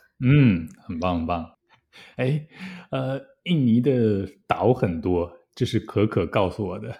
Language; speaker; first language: Chinese; native; Chinese